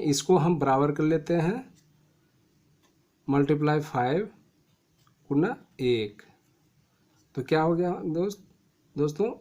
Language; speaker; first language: Hindi; native; Hindi